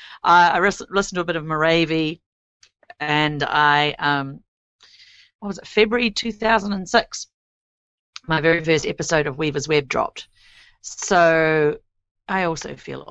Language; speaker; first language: English; native; English